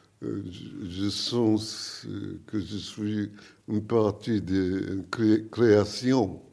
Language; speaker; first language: French; non-native, learner; English